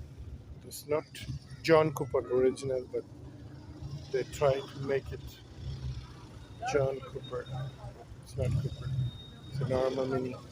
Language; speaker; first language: English; non-native, local second language; Urdu